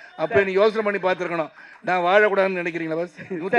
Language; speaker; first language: Tamil; native; Tamil